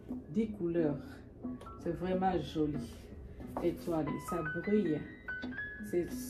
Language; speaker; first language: French; non-native, local second language; Swahili